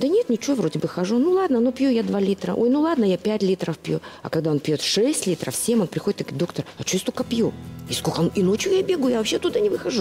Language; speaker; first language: Russian; native; Russian